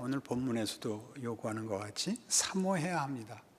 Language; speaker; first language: Korean; native; Korean